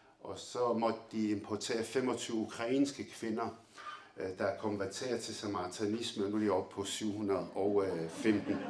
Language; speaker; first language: Danish; early bilingual, other home language; Arabic